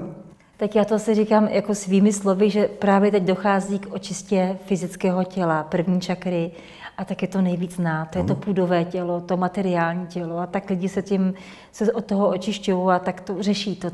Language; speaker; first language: Czech; native; Czech